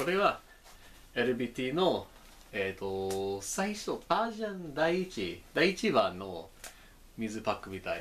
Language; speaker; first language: Japanese; non-native, learner; English